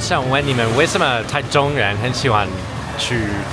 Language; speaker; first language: Chinese; non-native, learner; English